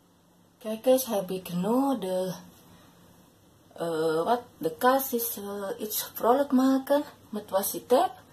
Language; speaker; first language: Dutch; non-native, learner; Indonesian